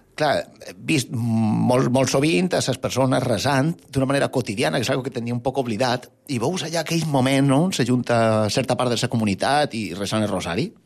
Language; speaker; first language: Catalan; native; Catalan